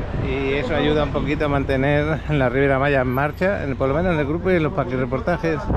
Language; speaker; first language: Spanish; native; Spanish